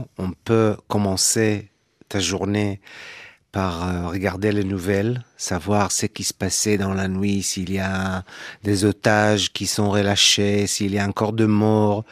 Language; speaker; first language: French; non-native, fluent; Hebrew